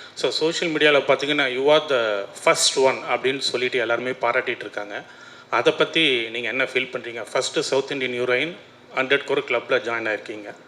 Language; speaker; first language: Tamil; native; Tamil